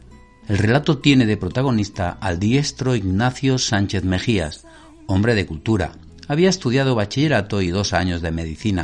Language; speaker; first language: Spanish; native; Spanish